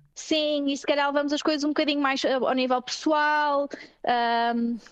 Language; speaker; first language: Portuguese; native; Portuguese